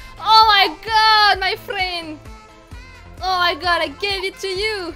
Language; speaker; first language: English; non-native, learner; French